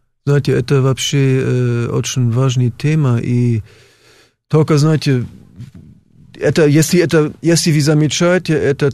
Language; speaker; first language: Russian; non-native, fluent; German